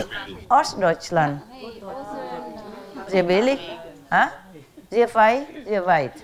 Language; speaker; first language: German; non-native, learner; Vietnamese